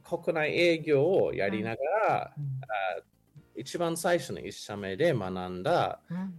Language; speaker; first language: Japanese; non-native, fluent; English